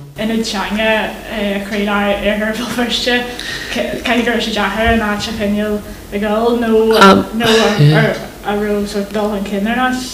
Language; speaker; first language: Irish; non-native, local second language; English